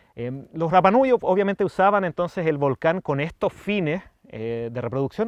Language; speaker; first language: Spanish; native; Spanish